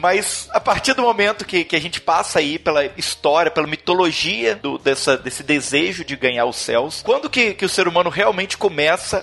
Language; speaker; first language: Portuguese; native; Portuguese